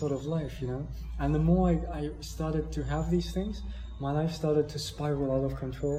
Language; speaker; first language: English; native; English